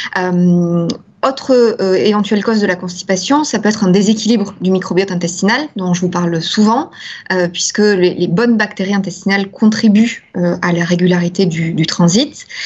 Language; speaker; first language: French; native; French